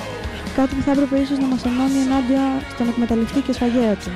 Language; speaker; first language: Greek; native; Greek